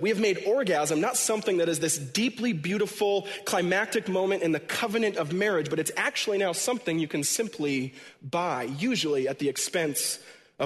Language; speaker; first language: English; native; English